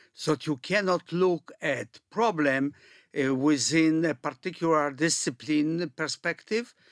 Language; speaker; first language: English; non-native, fluent; Polish